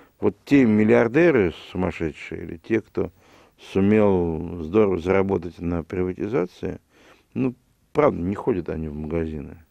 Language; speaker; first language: Russian; native; Russian